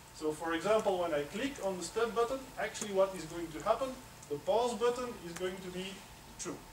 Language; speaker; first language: English; non-native, fluent; Dutch